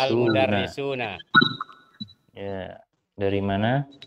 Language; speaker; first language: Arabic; non-native, fluent; Indonesian